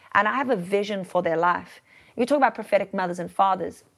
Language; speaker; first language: English; native; English